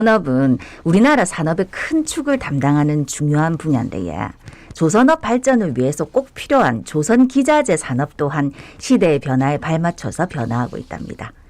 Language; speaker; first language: Korean; native; Korean